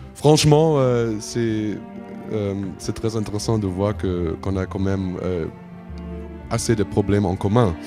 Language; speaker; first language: French; non-native, fluent; German